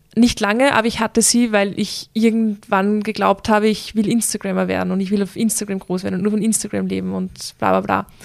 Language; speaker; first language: German; native; German